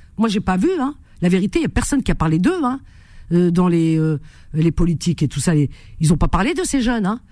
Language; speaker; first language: French; native; French